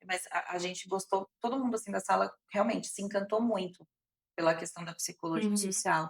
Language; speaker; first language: Portuguese; native; Portuguese